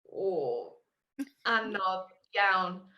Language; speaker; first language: Welsh; non-native, learner; English